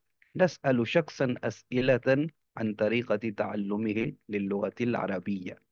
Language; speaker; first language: Arabic; non-native, fluent; Urdu